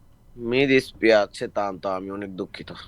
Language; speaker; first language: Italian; non-native, learner; Bangla